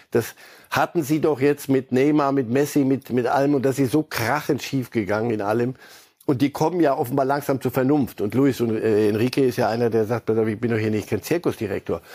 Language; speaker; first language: German; native; German